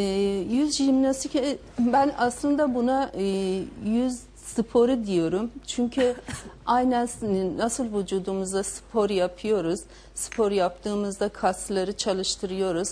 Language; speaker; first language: Turkish; non-native, fluent; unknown